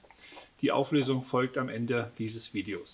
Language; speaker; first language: German; native; German